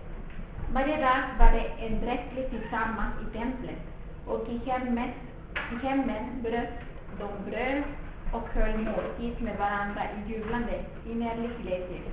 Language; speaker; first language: Swedish; non-native, fluent; Spanish